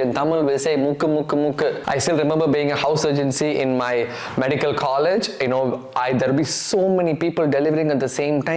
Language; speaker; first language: English; non-native, local second language; Tamil